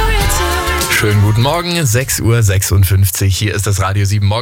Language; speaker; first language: German; native; German